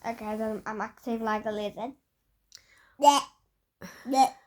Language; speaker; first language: English; native; English